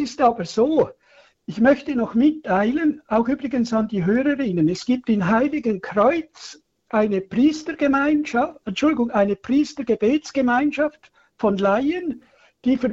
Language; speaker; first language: German; native; German